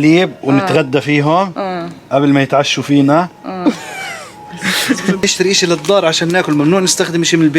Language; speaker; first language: Arabic; native; Arabic